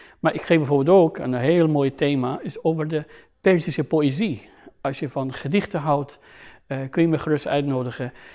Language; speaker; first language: Dutch; non-native, fluent; Persian